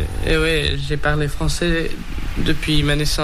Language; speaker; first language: French; early bilingual, heritage; French